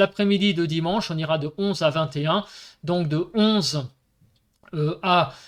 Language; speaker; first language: French; native; French